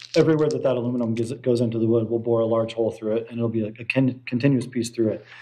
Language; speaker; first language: English; native; English